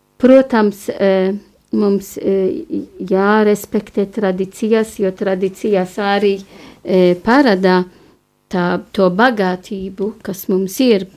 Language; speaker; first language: Latvian; non-native, fluent; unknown